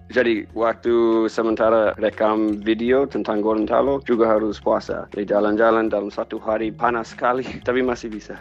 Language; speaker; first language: Indonesian; non-native, fluent; English